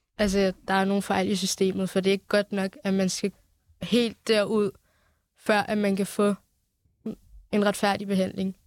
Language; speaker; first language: Danish; early bilingual, other home language; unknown